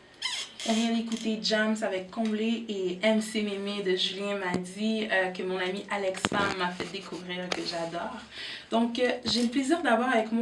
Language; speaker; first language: French; native; French